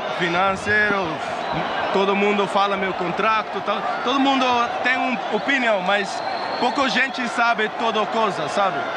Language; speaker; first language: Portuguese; non-native, learner; Dutch